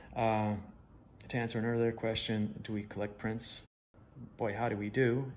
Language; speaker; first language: English; native; English